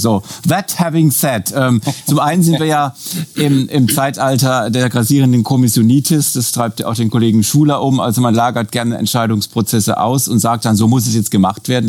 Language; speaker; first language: German; native; German